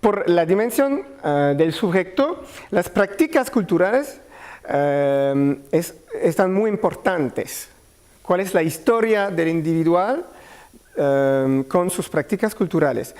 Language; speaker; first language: Spanish; non-native, learner; French